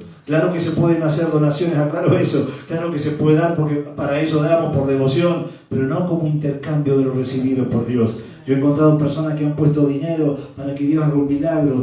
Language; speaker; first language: Spanish; native; Spanish